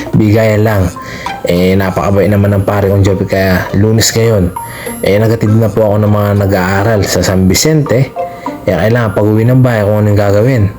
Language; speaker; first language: Filipino; non-native, local second language; Pampanga